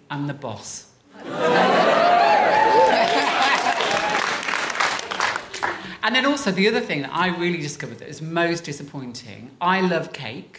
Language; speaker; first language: English; native; English